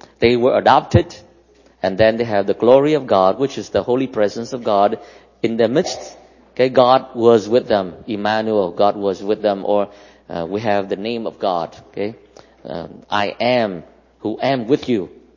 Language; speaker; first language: English; non-native, fluent; Vietnamese